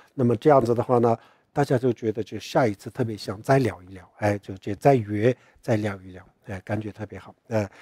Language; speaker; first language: Chinese; non-native, local second language; Tibetan